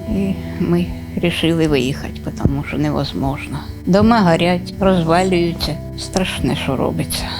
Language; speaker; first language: Ukrainian; non-native, local second language; Russian